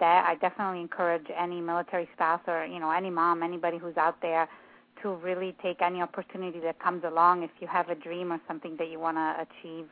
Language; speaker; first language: English; non-native, fluent; Italian